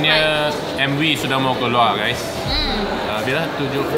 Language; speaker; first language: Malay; non-native, local second language; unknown